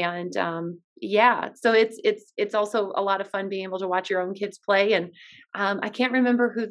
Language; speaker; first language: English; native; English